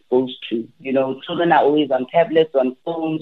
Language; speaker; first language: English; non-native, local second language; Tswana